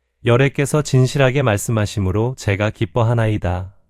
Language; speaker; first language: Korean; native; Korean